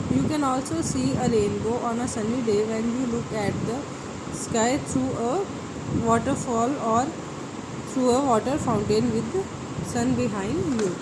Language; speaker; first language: English; non-native, local second language; Punjabi